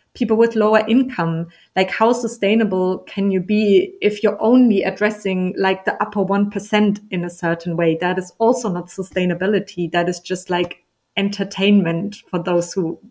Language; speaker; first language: English; non-native, fluent; German